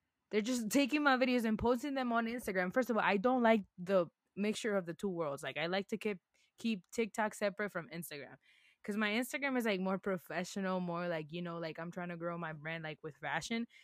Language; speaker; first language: English; early bilingual, other home language; Spanish